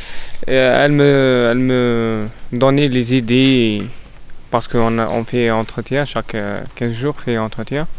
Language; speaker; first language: French; non-native, learner; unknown